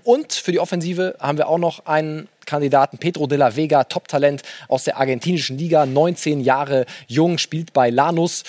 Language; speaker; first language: German; native; German